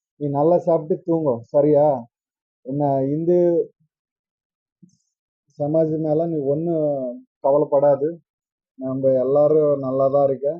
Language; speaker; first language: Tamil; non-native, learner; Telugu